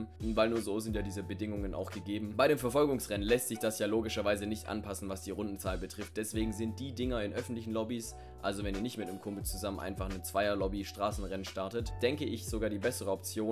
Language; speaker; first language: German; native; German